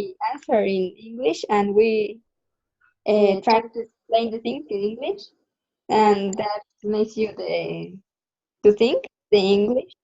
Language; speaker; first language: English; non-native, learner; Spanish